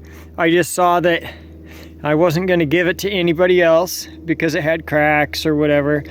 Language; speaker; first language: English; native; English